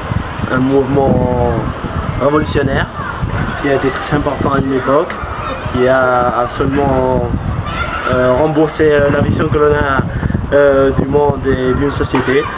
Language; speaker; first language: French; non-native, fluent; Spanish